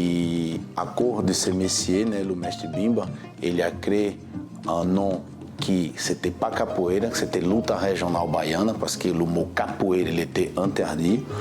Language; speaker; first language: French; non-native, fluent; Portuguese